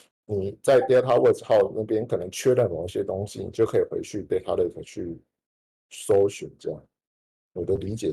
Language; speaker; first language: Chinese; native; Chinese